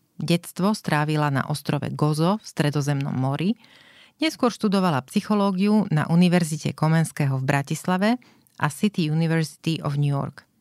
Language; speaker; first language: Slovak; native; Slovak